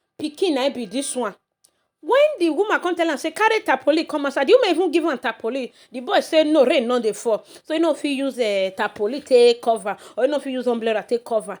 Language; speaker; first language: Nigerian Pidgin; native; Nigerian Pidgin